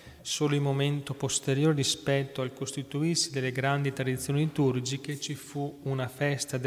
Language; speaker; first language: Italian; native; Italian